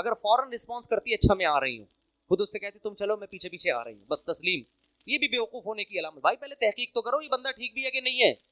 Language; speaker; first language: Urdu; native; Urdu